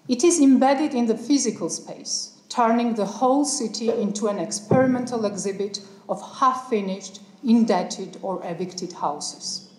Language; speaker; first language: English; non-native, fluent; Georgian